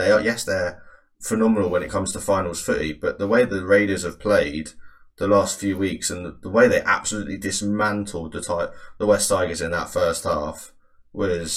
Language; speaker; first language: English; native; English